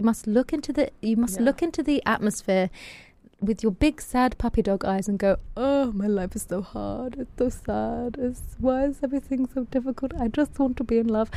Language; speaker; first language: English; native; English